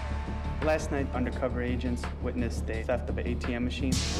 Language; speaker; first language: English; native; English